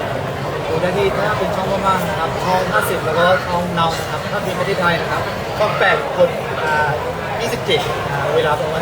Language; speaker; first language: Thai; non-native, fluent; Burmese